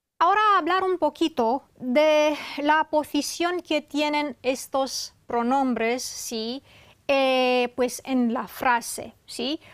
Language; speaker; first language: Spanish; non-native, fluent; Romanian